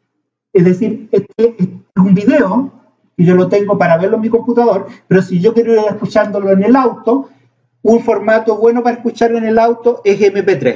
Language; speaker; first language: Spanish; native; Spanish